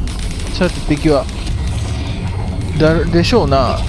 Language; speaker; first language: Japanese; native; Japanese